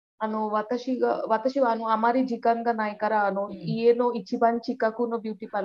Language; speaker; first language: Japanese; non-native, learner; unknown